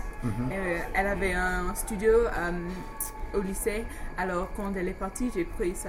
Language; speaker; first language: French; non-native, fluent; English